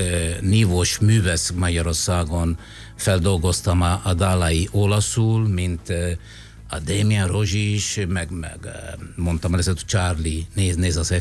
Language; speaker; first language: Hungarian; non-native, fluent; Italian